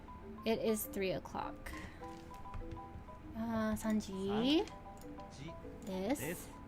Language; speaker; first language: Japanese; non-native, learner; English